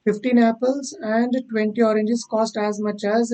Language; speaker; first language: English; non-native, local second language; Kannada